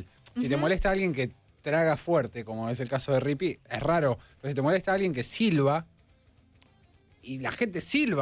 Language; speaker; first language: Spanish; native; Spanish